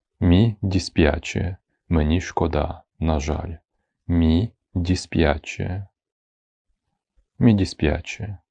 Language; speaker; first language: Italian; non-native, fluent; Ukrainian